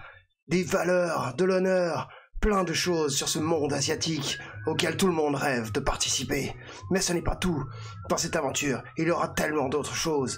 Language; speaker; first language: French; native; French